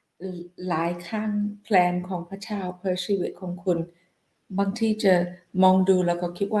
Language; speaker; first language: Thai; non-native, fluent; English